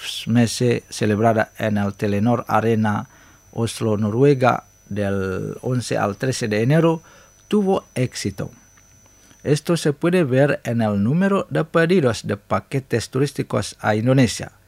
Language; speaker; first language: Spanish; non-native, fluent; Indonesian